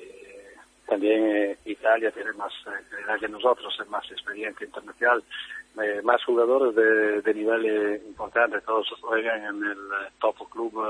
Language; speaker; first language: Spanish; non-native, fluent; Italian